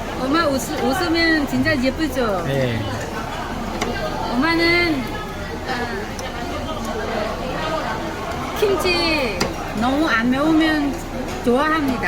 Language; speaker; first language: Korean; non-native, learner; Vietnamese